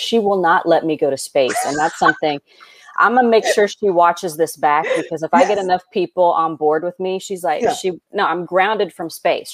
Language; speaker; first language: English; native; English